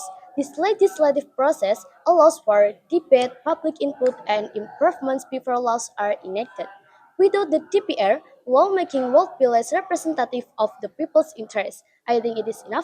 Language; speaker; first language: English; non-native, learner; Indonesian